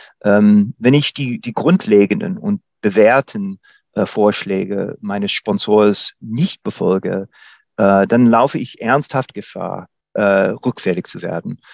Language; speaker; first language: German; non-native, fluent; English